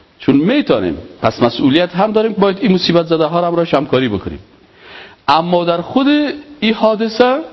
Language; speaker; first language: Persian; native; Persian